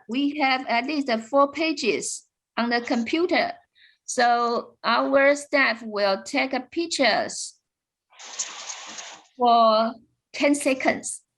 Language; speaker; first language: English; non-native, fluent; Chinese